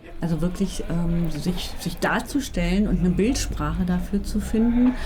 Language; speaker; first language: German; native; German